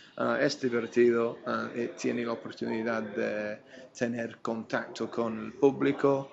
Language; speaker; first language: Spanish; non-native, fluent; English